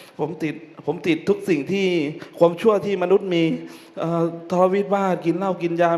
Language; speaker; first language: Thai; non-native, local second language; Hmong